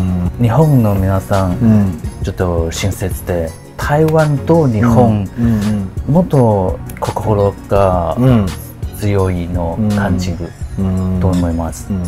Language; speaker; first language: Japanese; non-native, learner; Chinese